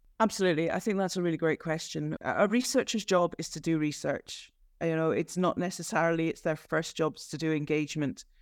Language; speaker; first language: English; native; English